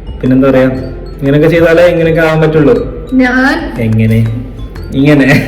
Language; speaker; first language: Malayalam; non-native, fluent; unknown